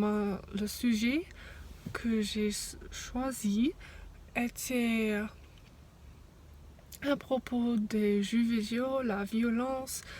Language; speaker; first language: French; non-native, fluent; English